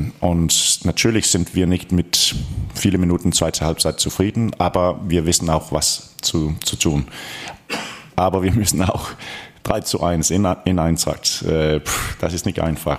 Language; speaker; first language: German; non-native, fluent; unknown